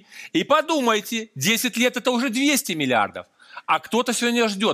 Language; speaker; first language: Russian; native; Russian